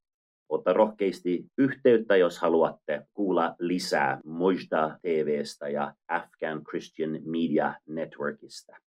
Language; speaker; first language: Finnish; non-native, fluent; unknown